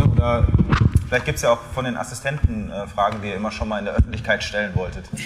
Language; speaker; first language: German; native; German